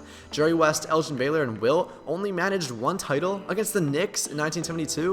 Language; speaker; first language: English; native; English